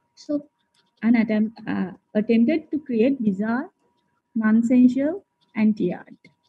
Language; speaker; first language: English; non-native, local second language; Sinhala